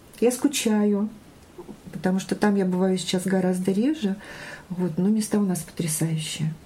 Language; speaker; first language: Russian; native; Russian